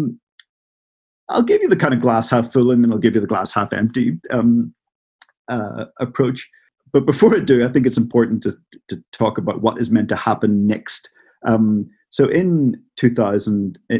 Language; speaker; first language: English; native; English